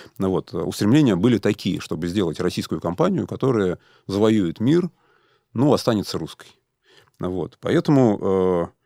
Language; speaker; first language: Russian; native; Russian